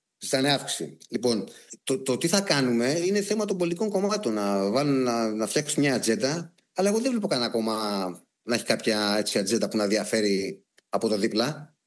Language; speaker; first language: Greek; native; Greek